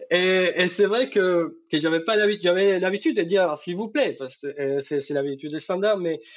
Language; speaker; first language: French; non-native, fluent; Spanish